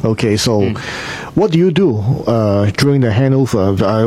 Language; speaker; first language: English; non-native, local second language; Cantonese